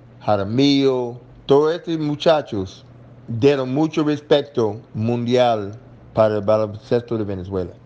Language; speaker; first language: Spanish; non-native, learner; English